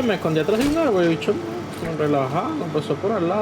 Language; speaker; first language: Spanish; native; Spanish